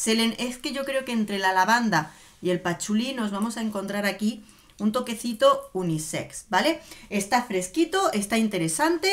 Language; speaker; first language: Spanish; native; Spanish